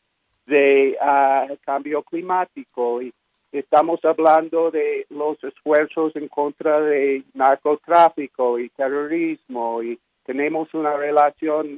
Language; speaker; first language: Spanish; non-native, fluent; English